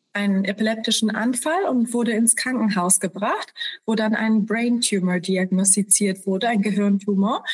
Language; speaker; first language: German; early bilingual, other home language; Polish